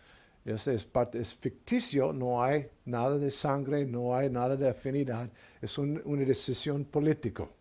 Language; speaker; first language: Spanish; non-native, learner; English